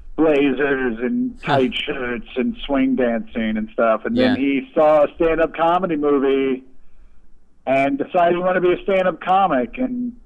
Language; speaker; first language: English; native; English